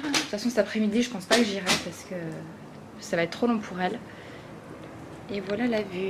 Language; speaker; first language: French; native; French